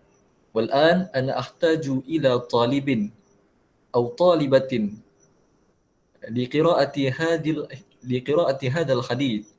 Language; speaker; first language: Arabic; non-native, fluent; Malay